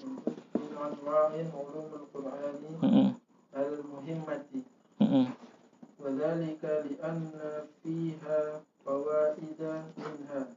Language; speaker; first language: Arabic; non-native, learner; Indonesian